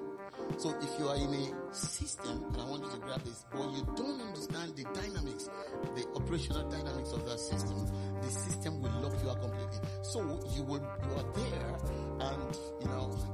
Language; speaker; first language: English; non-native, local second language; Yoruba